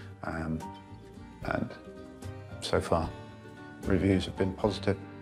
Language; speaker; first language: English; native; English